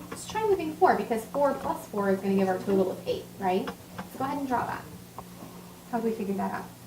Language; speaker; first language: English; native; English